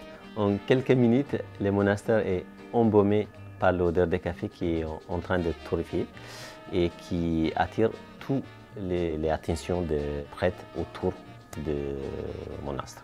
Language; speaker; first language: French; non-native, fluent; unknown